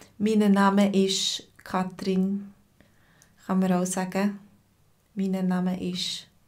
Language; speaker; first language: German; native; German